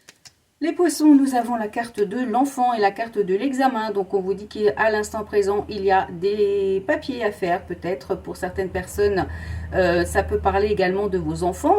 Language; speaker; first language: French; native; French